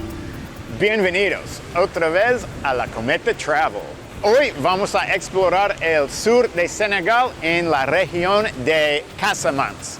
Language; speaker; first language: Spanish; non-native, fluent; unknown